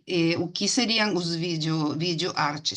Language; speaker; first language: Portuguese; non-native, fluent; Spanish